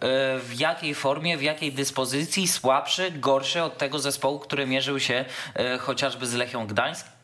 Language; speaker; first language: Polish; native; Polish